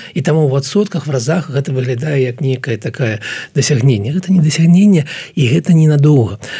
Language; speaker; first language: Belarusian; non-native, local second language; Russian